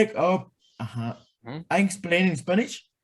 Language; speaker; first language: English; non-native, learner; Spanish